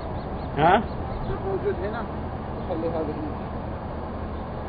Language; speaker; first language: Arabic; non-native, learner; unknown